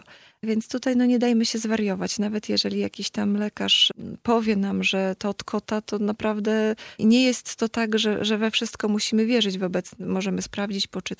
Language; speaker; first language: Polish; native; Polish